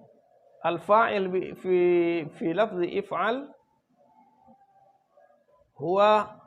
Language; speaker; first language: Arabic; non-native, fluent; Indonesian